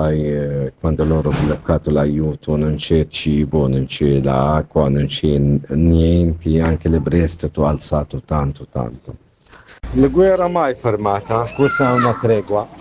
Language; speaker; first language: Italian; non-native, learner; Arabic